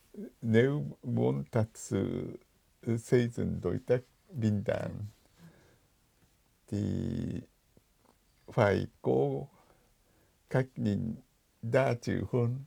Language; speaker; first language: Vietnamese; non-native, fluent; Japanese